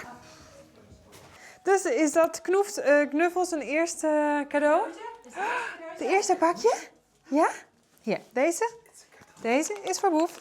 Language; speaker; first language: Dutch; early bilingual, heritage; Dutch